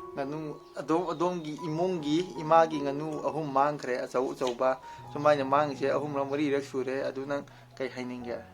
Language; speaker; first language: Manipuri; native; Manipuri